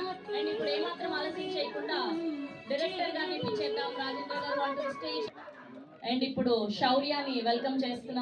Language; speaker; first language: Telugu; native; Telugu